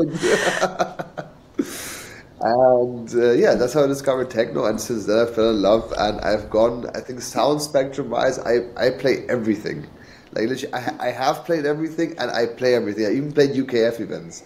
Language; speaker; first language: English; native; English